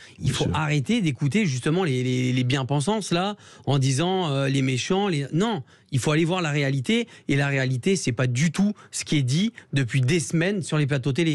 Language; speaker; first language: French; native; French